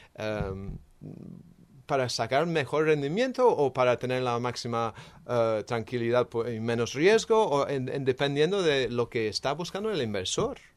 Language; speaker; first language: Spanish; non-native, fluent; English